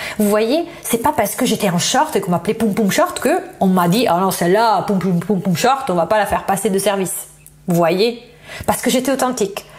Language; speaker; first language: French; non-native, fluent; Italian